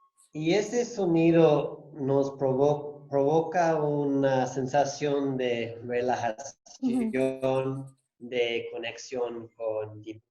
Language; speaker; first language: Spanish; non-native, fluent; English